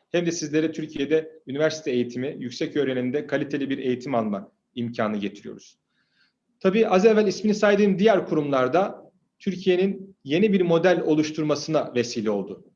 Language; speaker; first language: Turkish; native; Turkish